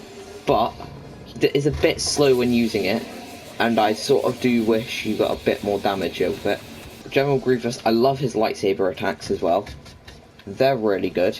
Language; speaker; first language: English; native; English